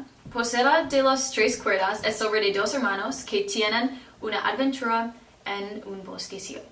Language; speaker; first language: Spanish; non-native, learner; English